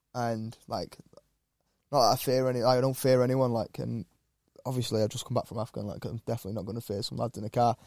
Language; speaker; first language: English; native; English